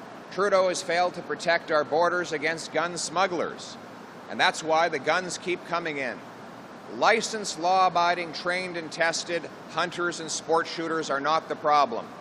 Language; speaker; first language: English; native; English